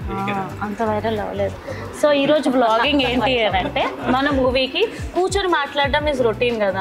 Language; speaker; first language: Telugu; native; Telugu